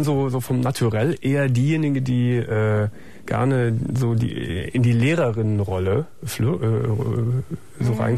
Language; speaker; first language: German; native; German